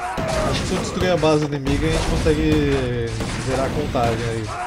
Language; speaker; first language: Portuguese; native; Portuguese